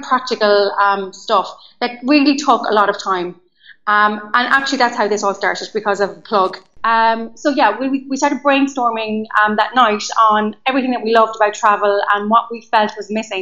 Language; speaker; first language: English; native; English